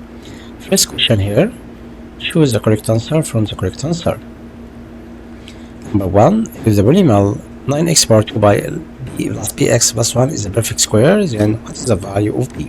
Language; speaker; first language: English; non-native, local second language; Arabic